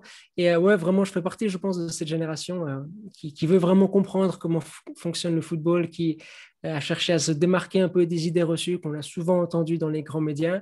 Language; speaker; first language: French; native; French